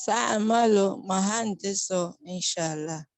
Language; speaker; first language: Arabic; non-native, learner; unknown